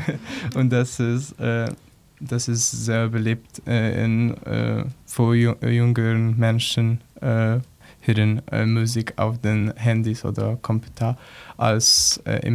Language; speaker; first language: German; non-native, learner; Polish